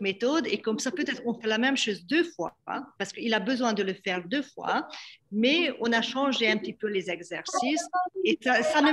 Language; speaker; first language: French; non-native, fluent; Hungarian